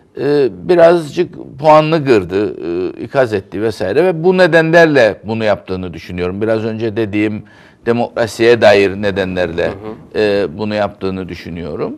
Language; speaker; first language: Turkish; native; Turkish